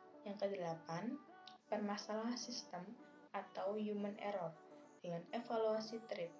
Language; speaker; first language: Indonesian; native; Indonesian